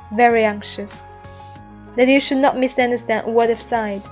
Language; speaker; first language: English; non-native, fluent; Chinese